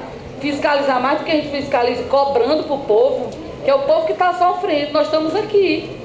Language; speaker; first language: Portuguese; native; Portuguese